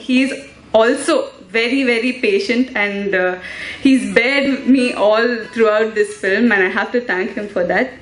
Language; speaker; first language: English; non-native, local second language; Tamil